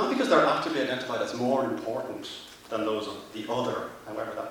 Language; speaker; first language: English; native; English